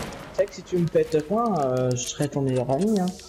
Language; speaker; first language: French; native; French